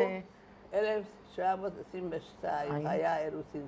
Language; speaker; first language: Hebrew; non-native, fluent; Hungarian